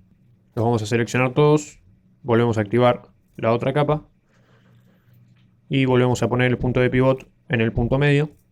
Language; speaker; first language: Spanish; native; Spanish